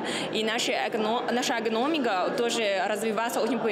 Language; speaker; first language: Russian; non-native, learner; Chinese